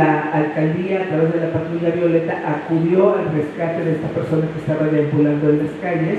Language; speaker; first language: Spanish; native; Spanish